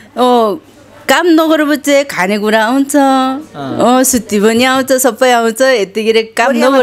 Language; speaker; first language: Nepali; non-native, learner; Korean